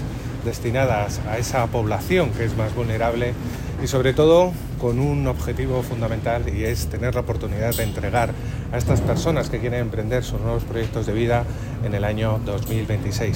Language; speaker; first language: Spanish; native; Spanish